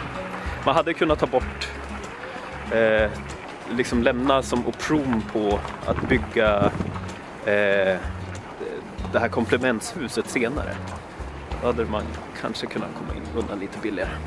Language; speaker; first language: Swedish; native; Swedish